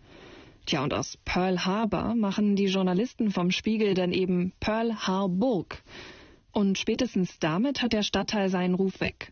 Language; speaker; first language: German; native; German